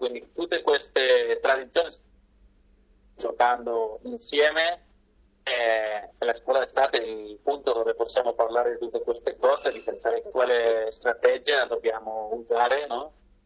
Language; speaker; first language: Italian; non-native, fluent; Catalan